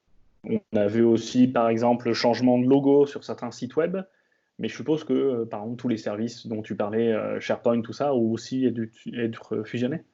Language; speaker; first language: French; native; French